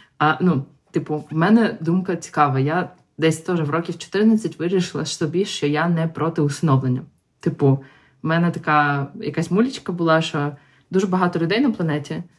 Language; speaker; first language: Ukrainian; non-native, local second language; Russian